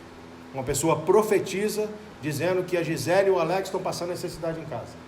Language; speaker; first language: Portuguese; native; Portuguese